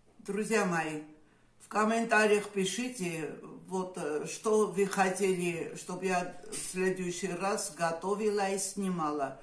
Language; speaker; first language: Russian; non-native, fluent; Armenian